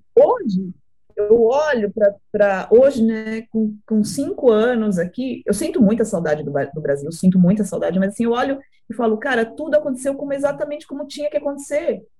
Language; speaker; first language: Portuguese; native; Portuguese